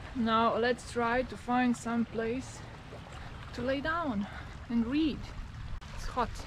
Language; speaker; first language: English; non-native, learner; Slovenian